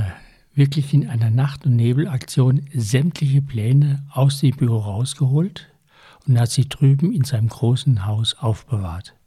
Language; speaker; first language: German; native; German